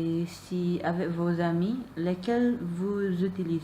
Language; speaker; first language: French; non-native, learner; Malay